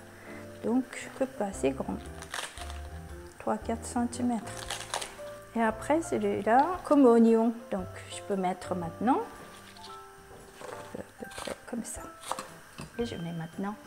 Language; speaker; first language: French; non-native, fluent; Japanese